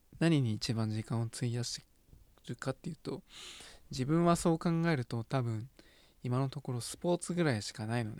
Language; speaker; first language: Japanese; native; Japanese